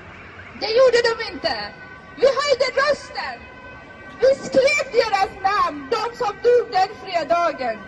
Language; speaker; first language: Swedish; non-native, fluent; Persian